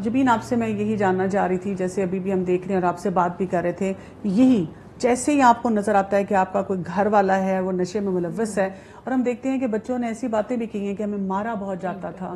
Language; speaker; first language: Hindi; native; Hindi